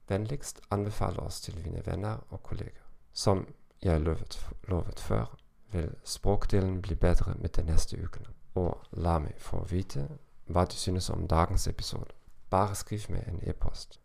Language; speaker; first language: Norwegian; non-native, learner; German